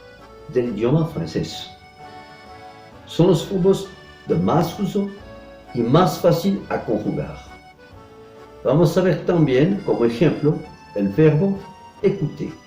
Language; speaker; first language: Spanish; non-native, fluent; French